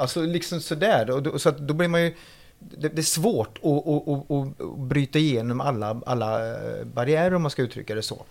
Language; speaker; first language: Swedish; non-native, fluent; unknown